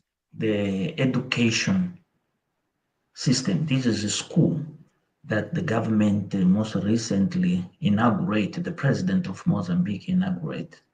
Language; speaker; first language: English; non-native, local second language; Portuguese